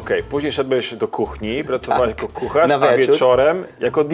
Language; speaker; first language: Polish; native; Polish